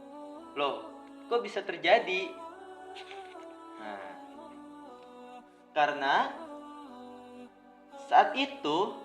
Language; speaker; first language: Indonesian; native; Indonesian